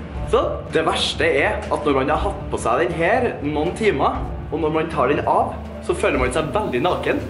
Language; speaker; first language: Norwegian; native; Norwegian